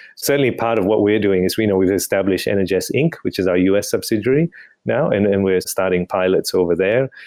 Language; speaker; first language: English; non-native, local second language; Tamil